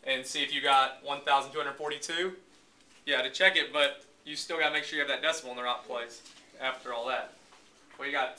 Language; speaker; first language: English; native; English